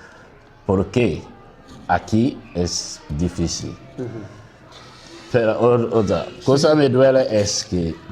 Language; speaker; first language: Spanish; non-native, learner; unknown